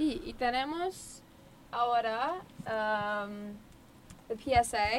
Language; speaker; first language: Spanish; non-native, learner; English